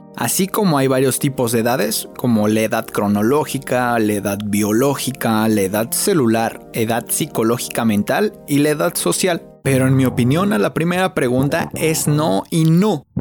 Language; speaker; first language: Spanish; native; Spanish